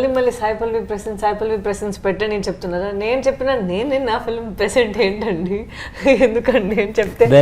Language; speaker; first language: Telugu; non-native, fluent; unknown